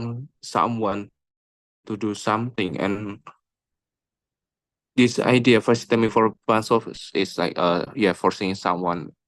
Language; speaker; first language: English; non-native, local second language; Indonesian